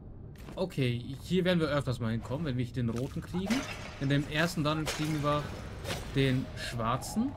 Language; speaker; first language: German; native; German